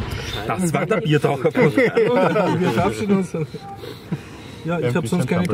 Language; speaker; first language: German; native; German